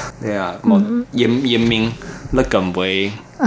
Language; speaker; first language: Vietnamese; non-native, learner; Chinese